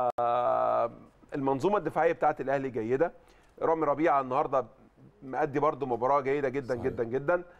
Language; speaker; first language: Arabic; native; Arabic